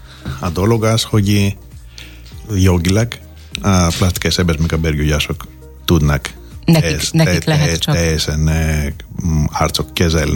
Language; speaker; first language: Hungarian; non-native, fluent; Greek